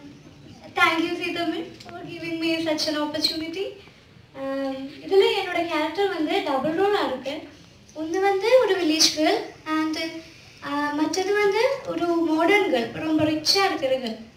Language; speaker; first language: Tamil; non-native, learner; Malayalam